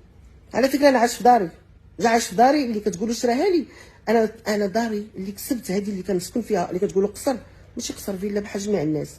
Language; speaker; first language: Arabic; native; Arabic